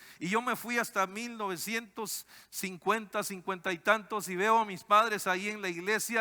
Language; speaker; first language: Spanish; native; Spanish